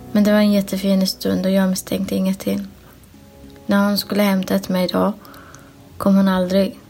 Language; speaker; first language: Swedish; early bilingual, other home language; Somali